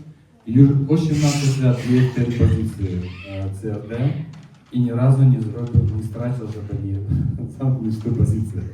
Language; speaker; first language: Polish; non-native, learner; Russian